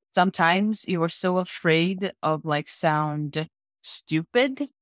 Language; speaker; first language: English; non-native, fluent; Portuguese